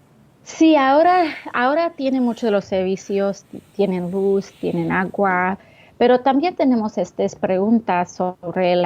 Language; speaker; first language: Spanish; early bilingual, heritage; English